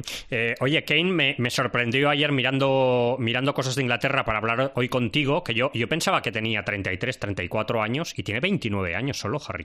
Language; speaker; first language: Spanish; native; Spanish